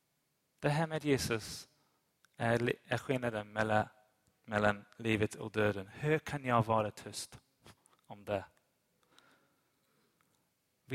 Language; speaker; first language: Swedish; non-native, fluent; English